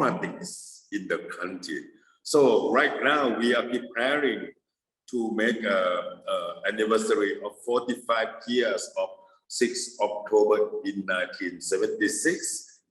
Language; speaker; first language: English; non-native, fluent; Thai